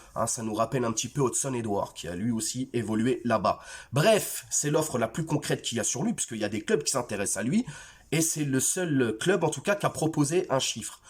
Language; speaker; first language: French; native; French